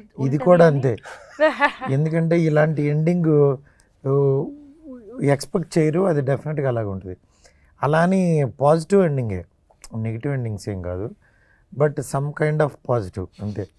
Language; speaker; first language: Telugu; native; Telugu